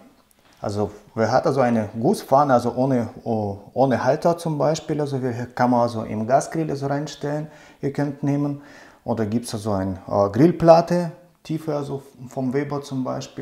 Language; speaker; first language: German; non-native, fluent; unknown